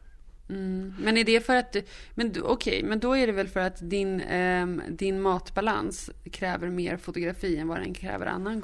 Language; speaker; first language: Swedish; native; Swedish